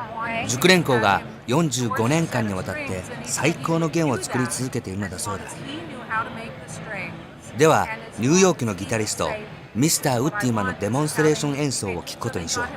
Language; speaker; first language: Japanese; native; Japanese